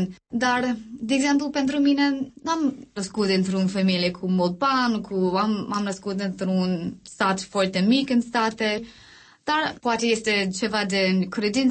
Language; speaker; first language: Romanian; non-native, learner; English